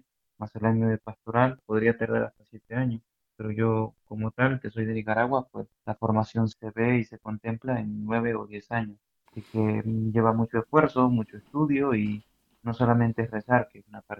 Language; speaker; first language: Spanish; native; Spanish